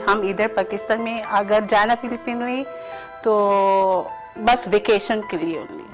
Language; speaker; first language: Hindi; non-native, learner; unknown